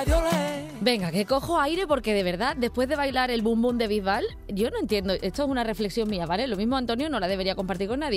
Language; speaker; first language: Spanish; native; Spanish